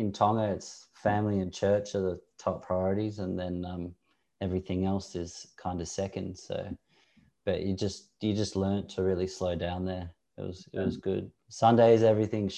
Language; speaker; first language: English; native; English